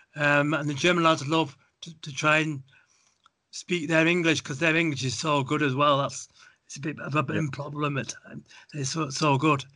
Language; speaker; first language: English; native; English